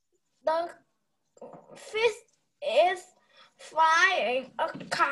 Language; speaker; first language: English; non-native, learner; Vietnamese